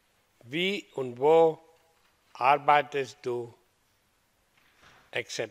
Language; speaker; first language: German; non-native, fluent; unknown